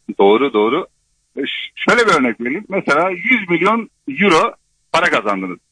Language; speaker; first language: Turkish; early bilingual, heritage; Turkish